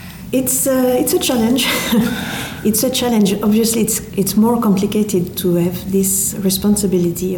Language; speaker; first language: English; non-native, fluent; French